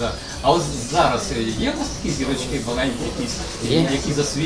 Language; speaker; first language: Ukrainian; native; Ukrainian